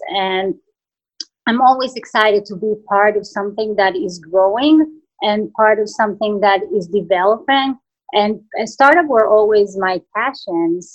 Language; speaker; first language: English; non-native, fluent; Hebrew